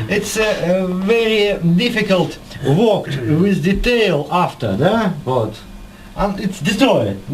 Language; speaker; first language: English; non-native, learner; Russian